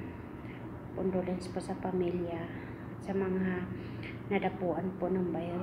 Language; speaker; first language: Filipino; non-native, local second language; Cebuano